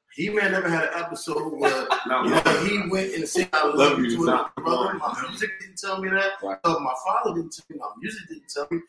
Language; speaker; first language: English; native; English